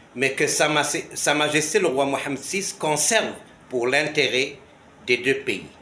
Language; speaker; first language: French; non-native, local second language; Arabic